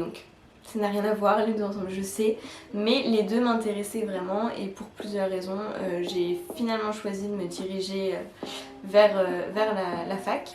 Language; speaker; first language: French; native; French